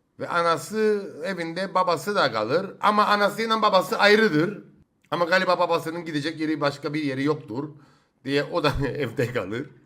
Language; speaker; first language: Turkish; early bilingual, heritage; English